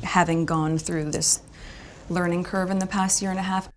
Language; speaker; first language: English; native; English